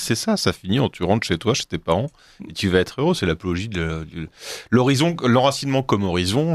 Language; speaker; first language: French; native; French